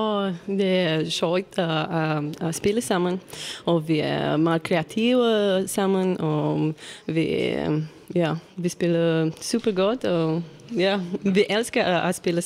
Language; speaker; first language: Danish; non-native, learner; Romanian